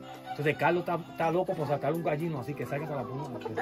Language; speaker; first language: Spanish; early bilingual, heritage; Spanish